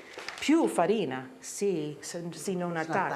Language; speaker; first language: Italian; non-native, learner; English